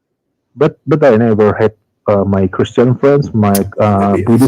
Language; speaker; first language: English; non-native, learner; Indonesian